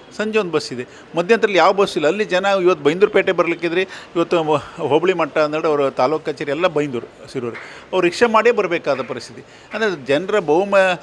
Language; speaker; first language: Kannada; native; Kannada